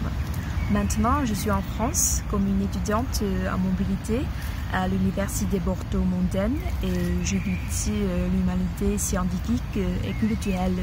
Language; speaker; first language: French; non-native, fluent; Chinese